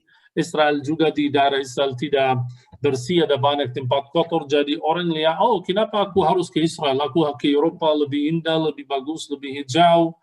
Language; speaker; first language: Indonesian; non-native, fluent; Arabic